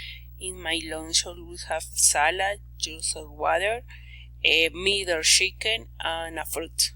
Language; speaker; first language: English; non-native, learner; Spanish